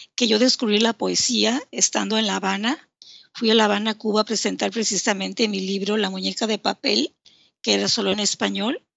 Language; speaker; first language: Spanish; native; Spanish